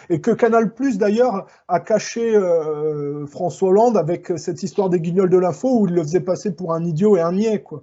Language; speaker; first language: French; native; French